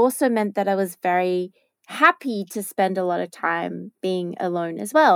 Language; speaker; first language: English; native; English